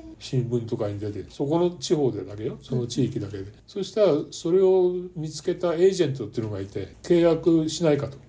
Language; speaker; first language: Japanese; native; Japanese